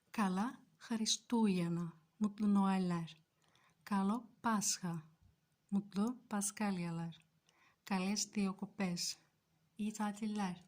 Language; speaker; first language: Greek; non-native, fluent; Turkish